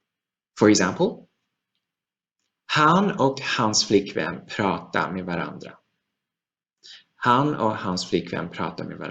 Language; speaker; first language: Swedish; non-native, fluent; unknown